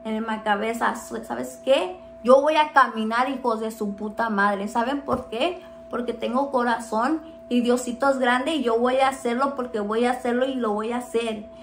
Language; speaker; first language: Spanish; early bilingual, heritage; Spanish